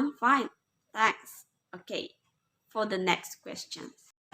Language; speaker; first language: English; non-native, learner; Indonesian